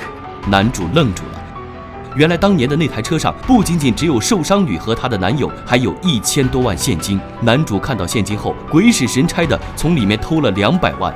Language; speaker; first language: Chinese; native; Chinese